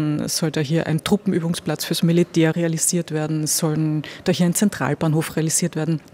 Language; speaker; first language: German; native; German